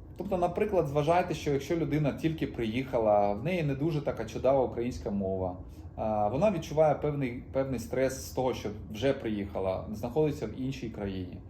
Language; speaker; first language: Ukrainian; non-native, local second language; Russian